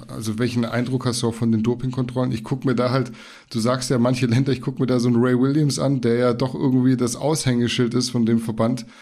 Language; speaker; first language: German; native; German